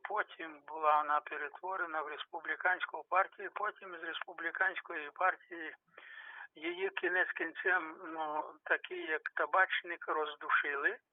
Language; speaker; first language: Ukrainian; native; Ukrainian